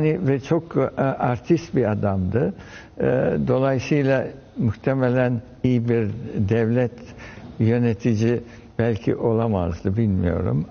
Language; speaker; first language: Turkish; early bilingual, heritage; French